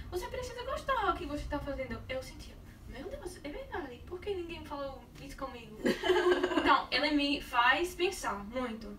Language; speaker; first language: Portuguese; non-native, learner; English